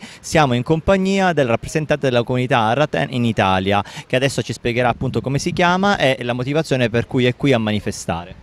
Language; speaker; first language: Italian; native; Italian